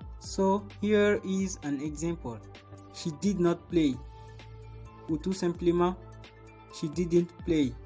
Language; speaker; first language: English; non-native, fluent; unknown